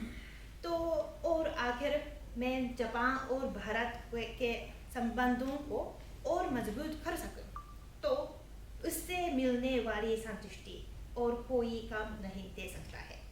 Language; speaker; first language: Hindi; non-native, fluent; Japanese